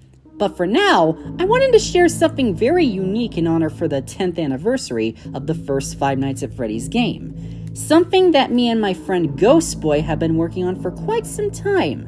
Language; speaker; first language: English; native; English